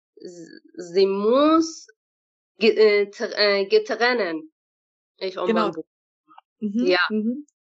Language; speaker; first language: German; non-native, learner; Persian